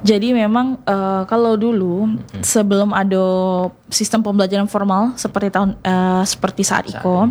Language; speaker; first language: Indonesian; non-native, local second language; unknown